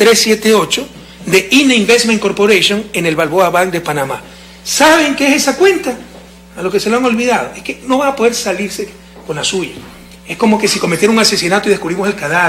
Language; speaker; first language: Spanish; native; Spanish